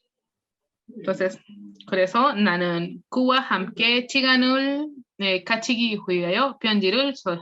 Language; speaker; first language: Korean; non-native, fluent; Spanish